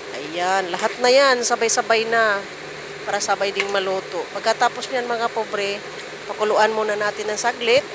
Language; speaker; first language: Filipino; non-native, local second language; Cebuano